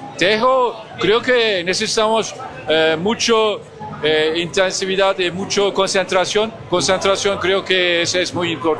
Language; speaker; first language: Spanish; non-native, learner; Turkish